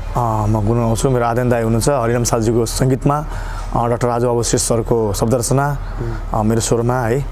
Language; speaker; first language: Nepali; non-native, local second language; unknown